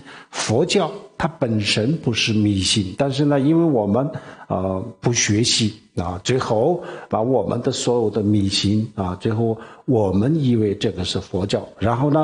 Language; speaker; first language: Chinese; non-native, local second language; Tibetan